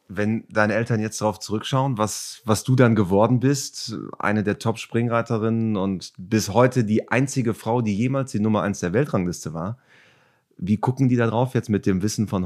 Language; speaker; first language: German; native; German